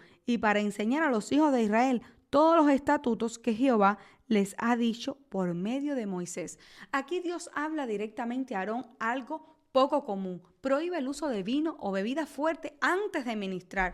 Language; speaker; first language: Spanish; native; Spanish